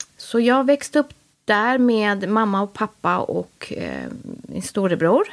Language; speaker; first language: Swedish; early bilingual, other home language; Spanish